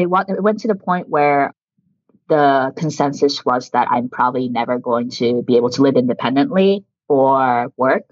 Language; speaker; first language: English; early bilingual, other home language; Japanese